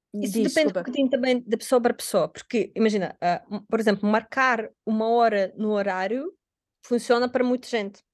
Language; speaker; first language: Portuguese; non-native, fluent; Russian